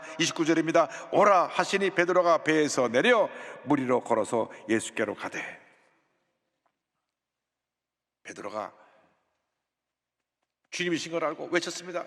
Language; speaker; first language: Korean; native; Korean